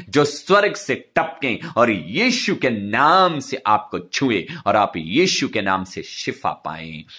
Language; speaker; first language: Hindi; non-native, local second language; Punjabi